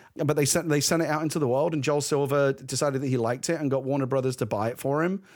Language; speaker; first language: English; native; English